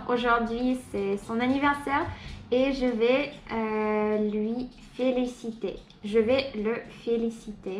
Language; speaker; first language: French; non-native, fluent; Russian